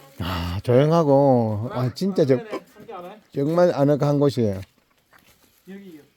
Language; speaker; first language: Korean; native; Korean